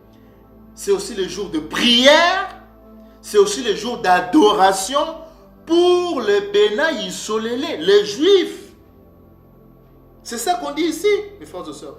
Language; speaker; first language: French; non-native, local second language; Kongo